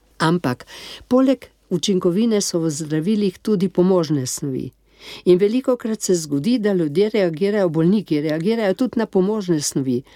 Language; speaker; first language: Slovenian; native; Slovenian